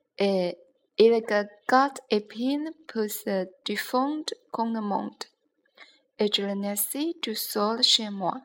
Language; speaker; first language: French; non-native, learner; Chinese